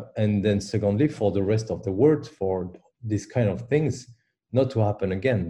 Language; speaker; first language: English; non-native, fluent; French